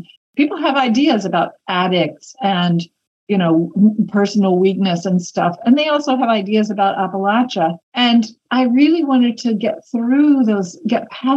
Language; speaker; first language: English; native; English